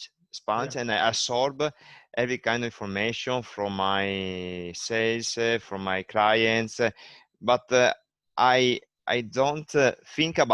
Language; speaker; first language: English; non-native, learner; Italian